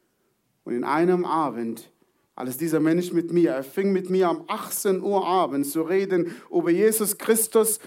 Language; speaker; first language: German; non-native, fluent; Arabic